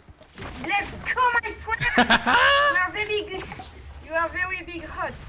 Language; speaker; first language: English; non-native, learner; French